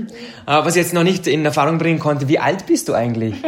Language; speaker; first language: German; native; German